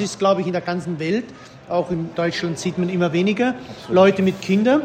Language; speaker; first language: German; early bilingual, heritage; German